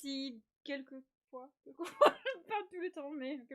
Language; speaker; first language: French; non-native, learner; English